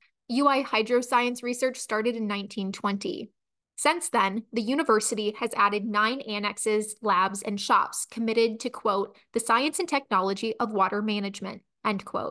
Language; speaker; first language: English; native; English